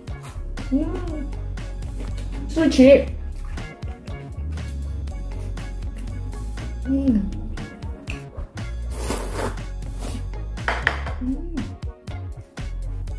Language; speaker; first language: Chinese; non-native, learner; Korean